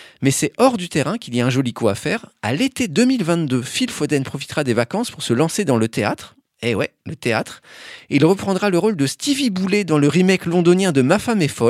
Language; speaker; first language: French; native; French